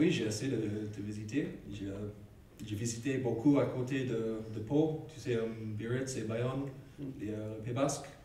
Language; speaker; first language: French; non-native, learner; English